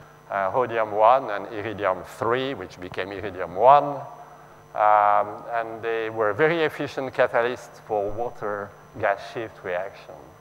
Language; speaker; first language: English; non-native, fluent; French